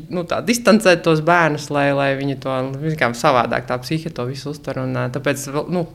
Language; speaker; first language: Latvian; native; Latvian